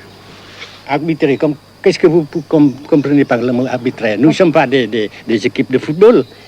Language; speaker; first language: French; non-native, local second language; Vietnamese